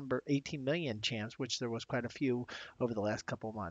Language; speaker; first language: English; native; English